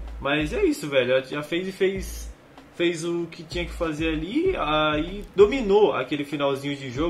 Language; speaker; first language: Portuguese; native; Portuguese